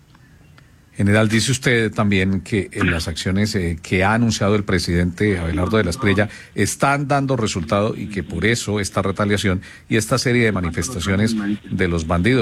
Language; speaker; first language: Spanish; native; Spanish